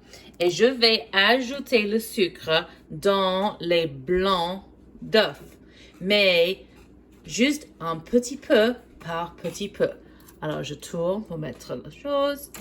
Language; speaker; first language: French; non-native, fluent; English